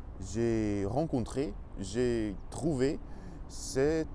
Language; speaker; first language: French; non-native, learner; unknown